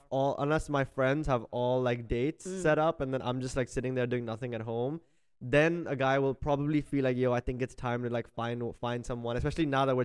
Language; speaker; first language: English; non-native, local second language; Hindi